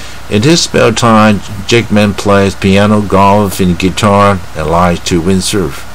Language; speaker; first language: English; non-native, fluent; Chinese